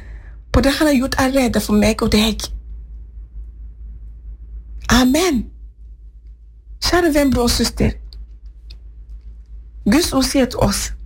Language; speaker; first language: Norwegian; non-native, fluent; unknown